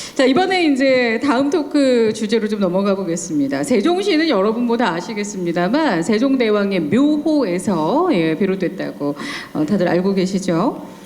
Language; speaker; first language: Korean; native; Korean